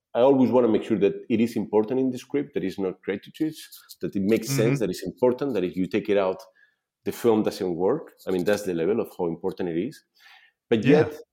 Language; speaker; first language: English; non-native, fluent; Spanish